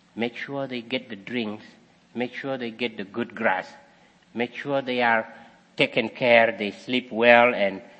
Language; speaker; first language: English; non-native, fluent; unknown